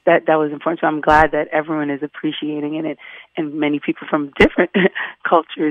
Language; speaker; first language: English; early bilingual, other home language; Haitian Creole